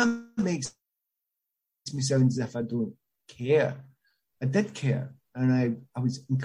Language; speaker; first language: English; native; English